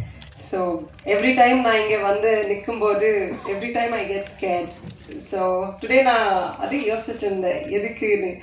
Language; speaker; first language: Tamil; non-native, local second language; Kannada